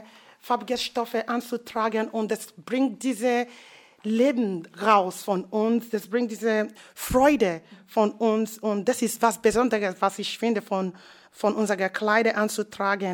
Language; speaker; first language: German; non-native, learner; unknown